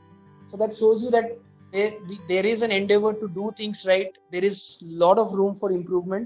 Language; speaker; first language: English; non-native, local second language; Bangla